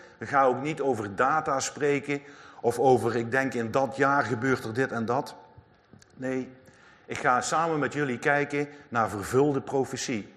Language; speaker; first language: Dutch; native; Dutch